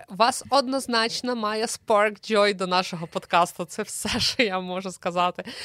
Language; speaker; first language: Ukrainian; native; Ukrainian